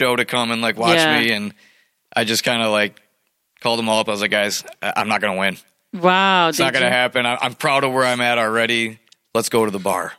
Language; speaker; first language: English; native; English